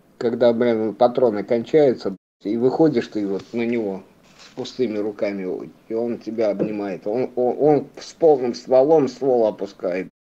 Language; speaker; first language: Russian; native; Russian